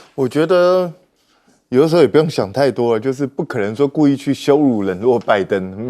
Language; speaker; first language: Chinese; native; Chinese